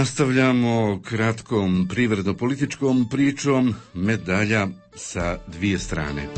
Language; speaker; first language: Croatian; native; Croatian